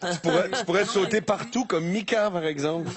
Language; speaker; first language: French; native; French